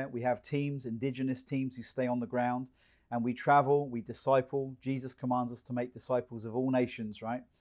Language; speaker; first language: English; native; English